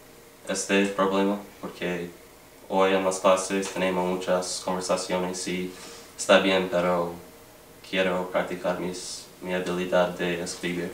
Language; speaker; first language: Spanish; non-native, learner; English